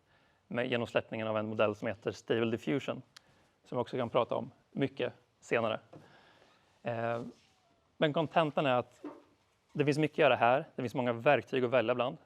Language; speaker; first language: Swedish; native; Swedish